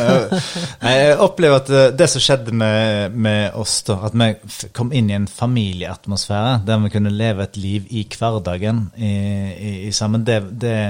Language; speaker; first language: Norwegian; native; Norwegian